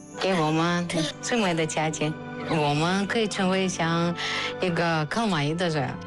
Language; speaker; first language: Chinese; non-native, fluent; Russian